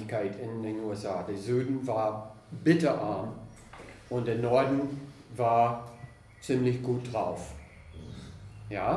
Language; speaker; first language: German; non-native, fluent; English